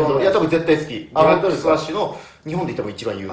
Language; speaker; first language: Japanese; native; Japanese